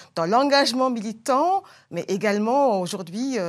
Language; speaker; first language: French; non-native, local second language; Bambara